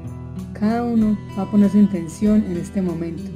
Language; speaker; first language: Spanish; native; Spanish